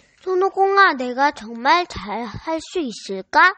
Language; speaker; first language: Korean; native; Korean